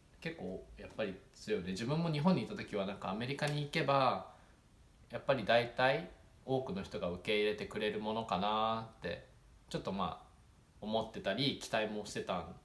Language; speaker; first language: Japanese; native; Japanese